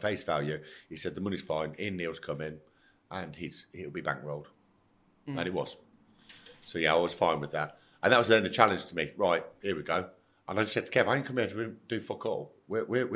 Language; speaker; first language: English; native; English